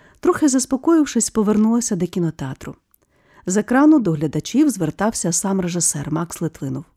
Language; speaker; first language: Ukrainian; native; Ukrainian